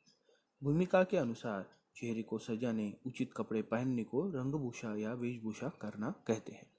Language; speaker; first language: Hindi; non-native, local second language; Marathi